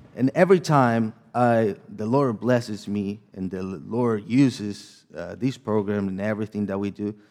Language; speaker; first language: English; non-native, fluent; Spanish